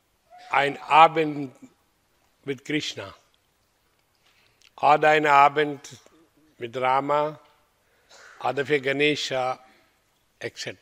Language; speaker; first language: German; non-native, learner; Hindi